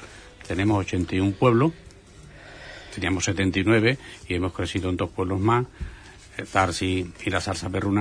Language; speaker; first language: Spanish; native; Spanish